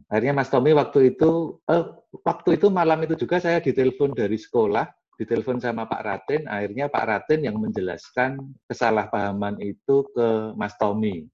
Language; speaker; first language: Indonesian; non-native, local second language; Javanese